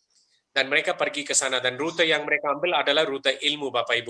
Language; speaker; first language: Indonesian; non-native, fluent; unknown